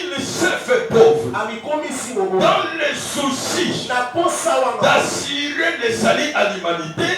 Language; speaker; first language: French; non-native, local second language; Lingala